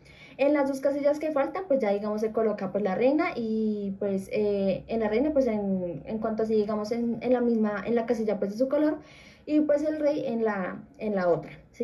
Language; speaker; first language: Spanish; native; Spanish